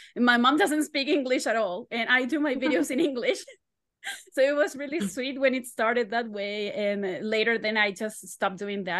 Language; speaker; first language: English; non-native, fluent; Spanish